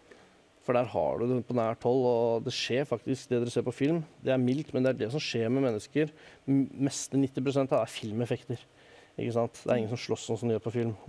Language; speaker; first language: Norwegian; native; Norwegian